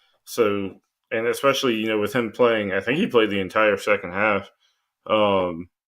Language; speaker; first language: English; native; English